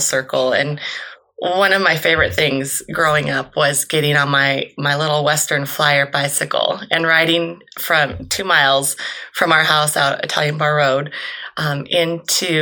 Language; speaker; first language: English; native; English